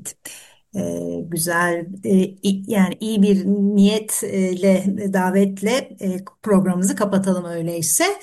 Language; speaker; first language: Turkish; native; Turkish